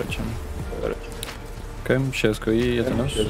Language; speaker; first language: Spanish; native; Spanish